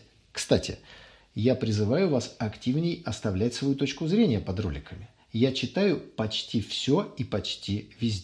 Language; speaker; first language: Russian; native; Russian